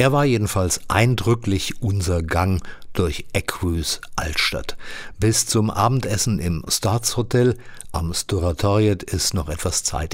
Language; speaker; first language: German; native; German